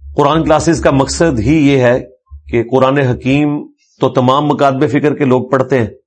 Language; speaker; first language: Urdu; non-native, local second language; Punjabi